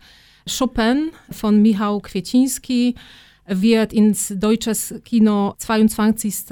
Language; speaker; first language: German; non-native, fluent; Polish